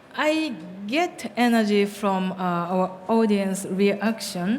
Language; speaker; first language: English; non-native, learner; Japanese